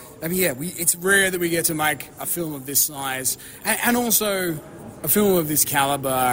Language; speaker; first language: English; native; English